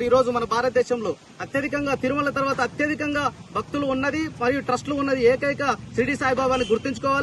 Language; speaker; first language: Telugu; native; Telugu